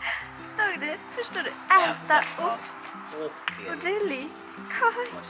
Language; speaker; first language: Swedish; non-native, learner; Japanese